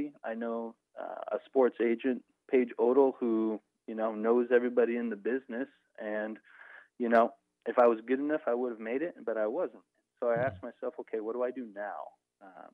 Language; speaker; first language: English; native; English